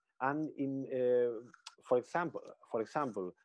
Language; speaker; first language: English; non-native, learner; Spanish